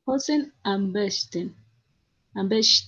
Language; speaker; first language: German; non-native, learner; Spanish